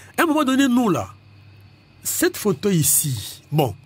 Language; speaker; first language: French; non-native, local second language; Lingala